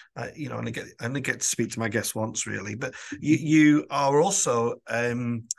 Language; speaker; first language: English; native; English